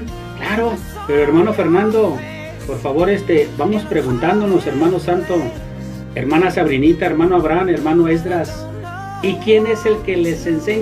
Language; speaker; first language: Spanish; native; Spanish